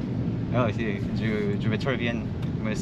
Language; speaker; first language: French; non-native, learner; Japanese